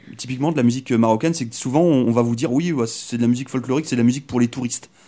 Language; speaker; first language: French; native; French